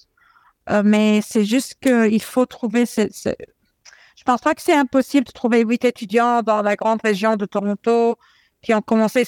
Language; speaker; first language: French; non-native, fluent; Arabic